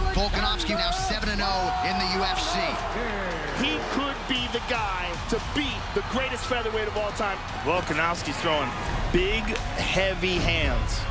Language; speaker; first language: English; native; English